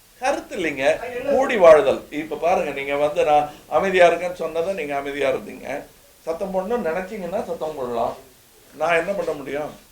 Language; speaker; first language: Tamil; native; Tamil